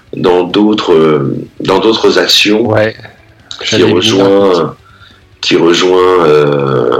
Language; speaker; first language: French; native; French